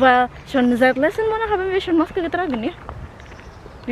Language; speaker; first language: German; non-native, learner; Indonesian